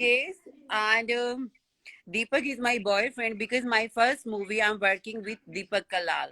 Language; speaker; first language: English; non-native, learner; Hindi